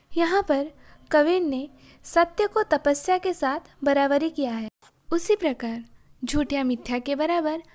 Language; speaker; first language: Hindi; non-native, local second language; Odia